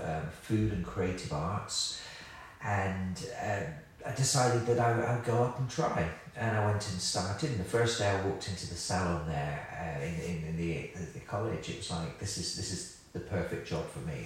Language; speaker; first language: English; native; English